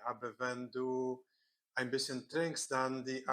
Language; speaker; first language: German; non-native, learner; Korean